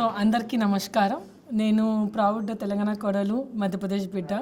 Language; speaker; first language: Telugu; non-native, local second language; Hindi